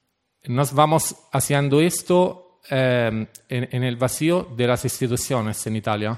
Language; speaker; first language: Spanish; non-native, fluent; Italian